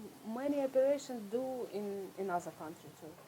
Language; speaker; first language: English; non-native, learner; Russian